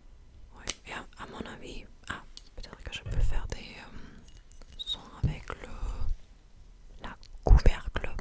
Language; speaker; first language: French; non-native, fluent; English